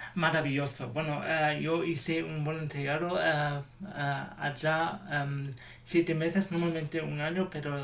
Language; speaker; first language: Spanish; non-native, learner; German